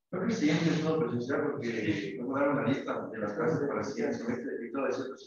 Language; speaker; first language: Spanish; native; Spanish